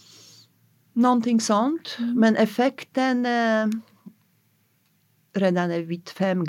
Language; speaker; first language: Swedish; non-native, fluent; Polish